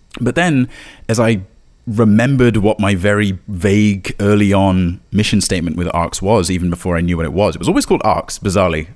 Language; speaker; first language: English; native; English